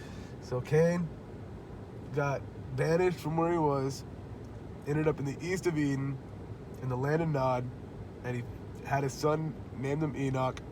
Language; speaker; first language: English; native; English